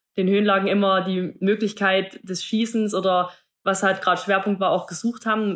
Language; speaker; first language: German; native; German